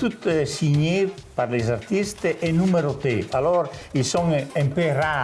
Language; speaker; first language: French; non-native, fluent; Italian